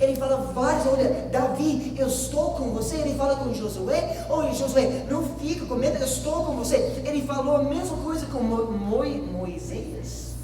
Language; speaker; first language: Portuguese; non-native, fluent; English